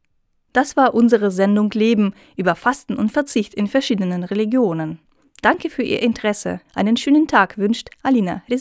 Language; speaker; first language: German; native; German